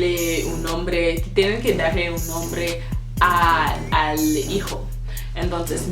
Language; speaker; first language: Spanish; non-native, fluent; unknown